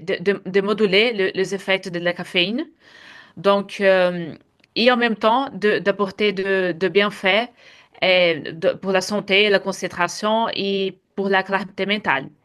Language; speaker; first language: French; non-native, fluent; Portuguese